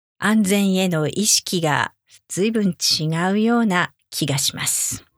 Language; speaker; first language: Japanese; native; Japanese